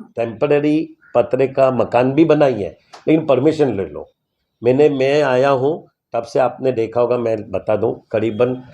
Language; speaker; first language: Hindi; non-native, local second language; Gujarati